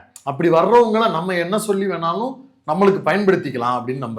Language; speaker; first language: Tamil; native; Tamil